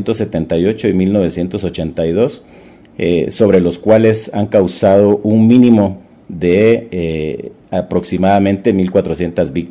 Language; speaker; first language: Spanish; native; Spanish